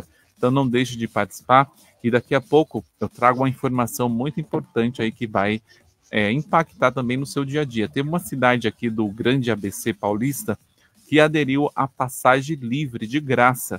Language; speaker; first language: Portuguese; native; Portuguese